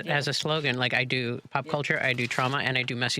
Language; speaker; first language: English; native; English